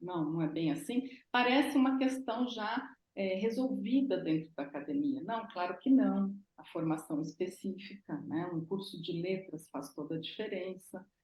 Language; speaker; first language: Portuguese; native; Portuguese